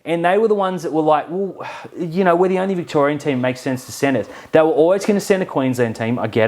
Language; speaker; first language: English; native; English